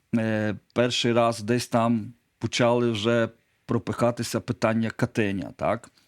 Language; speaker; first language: Ukrainian; non-native, local second language; Polish